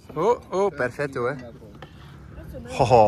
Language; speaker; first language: Spanish; non-native, learner; Dutch